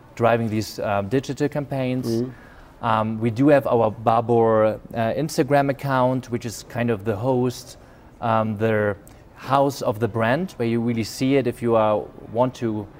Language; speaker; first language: English; non-native, fluent; German